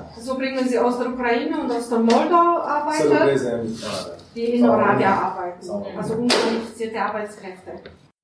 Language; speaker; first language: German; non-native, fluent; Romanian